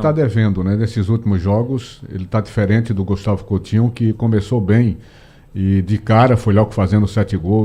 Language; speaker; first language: Portuguese; native; Portuguese